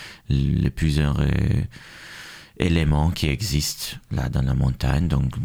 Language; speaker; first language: French; non-native, fluent; Hebrew